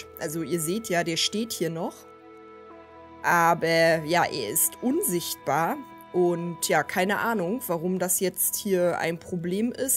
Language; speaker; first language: German; native; German